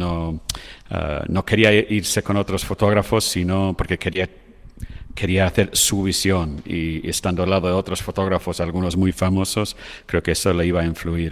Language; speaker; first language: Spanish; non-native, fluent; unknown